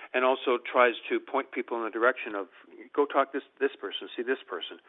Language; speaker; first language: English; native; English